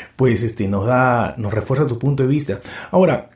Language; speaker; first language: Spanish; native; Spanish